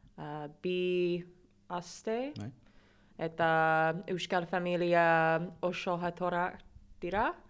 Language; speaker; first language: Basque; non-native, learner; English